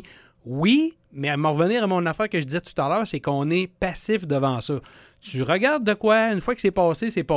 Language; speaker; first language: French; native; French